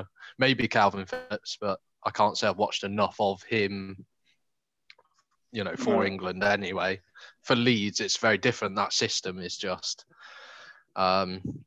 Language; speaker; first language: English; native; English